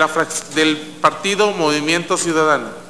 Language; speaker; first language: Spanish; native; Spanish